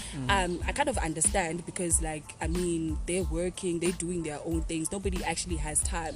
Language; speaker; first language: English; non-native, local second language; Xhosa